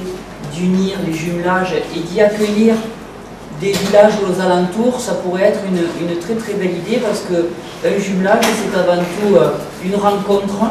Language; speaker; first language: French; native; French